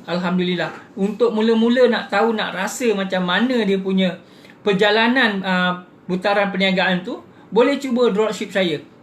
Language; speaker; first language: Malay; native; Malay